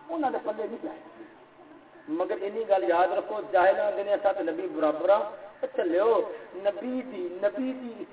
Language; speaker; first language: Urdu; non-native, local second language; Punjabi